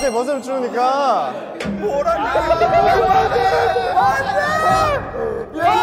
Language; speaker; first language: Korean; native; Korean